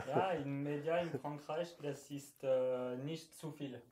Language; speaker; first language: German; non-native, learner; French